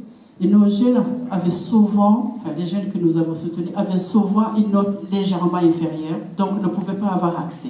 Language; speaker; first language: French; non-native, local second language; Kinyarwanda